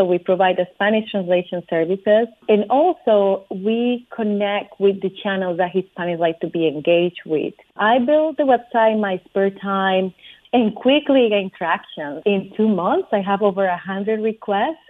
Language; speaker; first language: English; non-native, fluent; Spanish